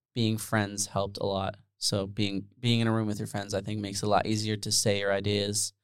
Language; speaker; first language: English; early bilingual, other home language; Dutch